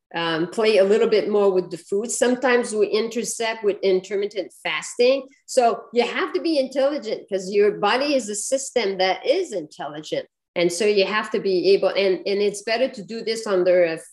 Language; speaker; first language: English; non-native, fluent; French